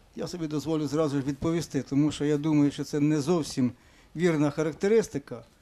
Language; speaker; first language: Ukrainian; native; Ukrainian